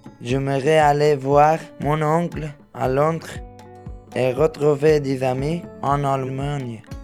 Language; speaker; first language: French; non-native, learner; Persian